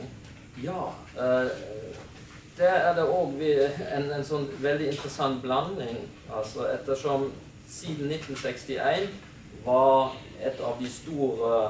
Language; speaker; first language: Norwegian; non-native, fluent; German